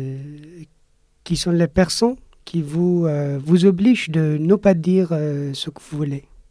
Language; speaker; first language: French; non-native, fluent; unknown